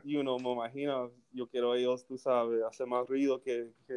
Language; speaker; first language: Spanish; early bilingual, heritage; English